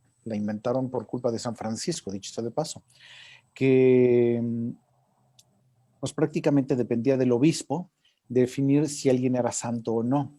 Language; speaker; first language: Spanish; native; Spanish